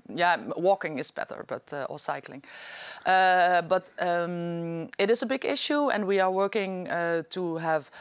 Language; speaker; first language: English; non-native, fluent; Dutch